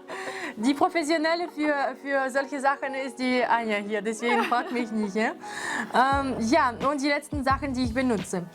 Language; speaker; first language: German; non-native, fluent; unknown